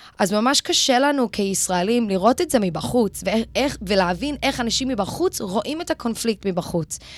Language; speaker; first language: Hebrew; early bilingual, other home language; English